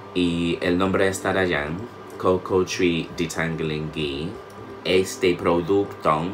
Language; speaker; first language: Spanish; non-native, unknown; English